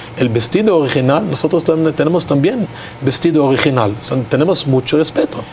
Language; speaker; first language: Spanish; non-native, learner; Hebrew